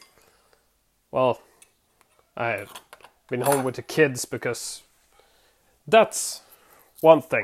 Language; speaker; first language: English; non-native, fluent; Swedish